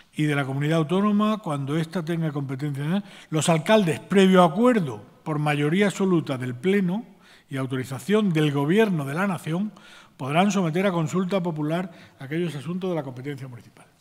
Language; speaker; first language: Spanish; native; Spanish